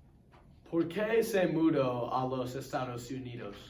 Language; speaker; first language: Spanish; non-native, learner; English